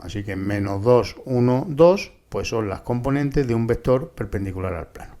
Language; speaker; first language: Spanish; native; Spanish